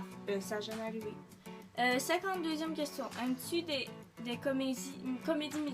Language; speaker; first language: French; native; French